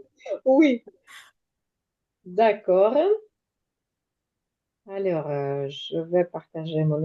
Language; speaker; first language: French; non-native, fluent; Ukrainian